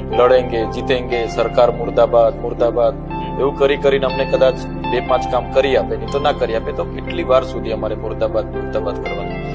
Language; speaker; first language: Gujarati; non-native, local second language; Bhili